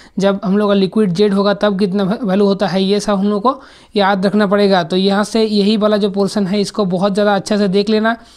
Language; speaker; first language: Hindi; non-native, local second language; Bangla